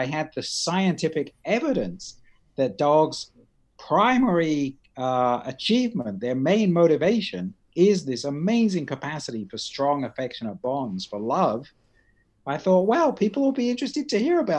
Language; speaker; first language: English; native; English